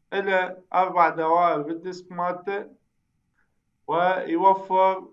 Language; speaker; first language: Arabic; native; Arabic